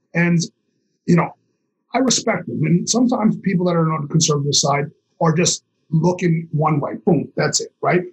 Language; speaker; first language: English; native; English